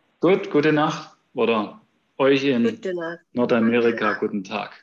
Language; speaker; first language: German; native; German